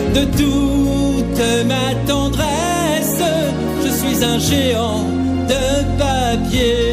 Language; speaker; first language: French; native; French